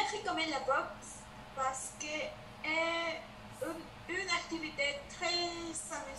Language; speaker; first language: French; non-native, learner; Spanish